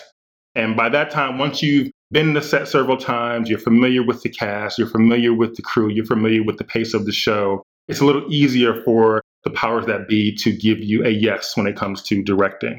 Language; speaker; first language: English; native; English